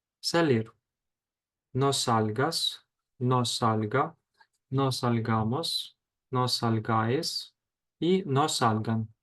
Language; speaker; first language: Spanish; non-native, fluent; Ukrainian